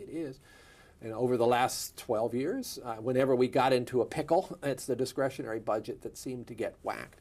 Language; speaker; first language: English; native; English